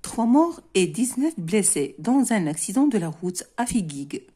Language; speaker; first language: French; non-native, local second language; Arabic